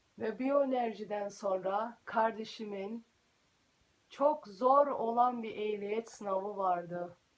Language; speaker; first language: Turkish; early bilingual, heritage; Turkish